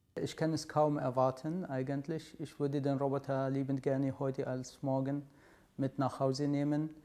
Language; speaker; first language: German; non-native, fluent; Arabic